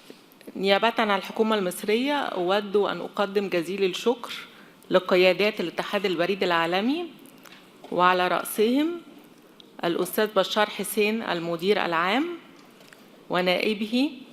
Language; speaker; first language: Arabic; native; Arabic